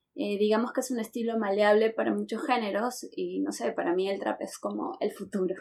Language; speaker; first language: Spanish; native; Spanish